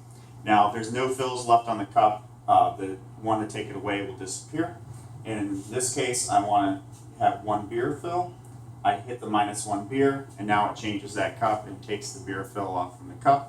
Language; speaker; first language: English; native; English